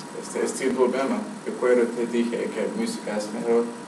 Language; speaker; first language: Spanish; non-native, learner; English